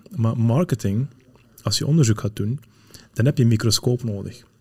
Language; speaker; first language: Dutch; early bilingual, other home language; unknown